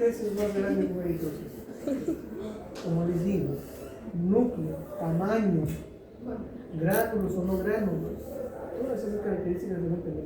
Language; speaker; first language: Spanish; native; Spanish